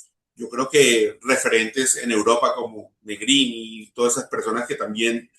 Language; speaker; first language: Spanish; native; Spanish